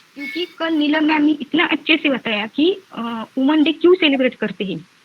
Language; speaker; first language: Hindi; non-native, local second language; Marathi